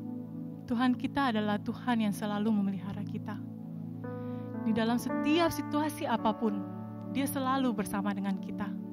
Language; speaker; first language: Indonesian; native; Indonesian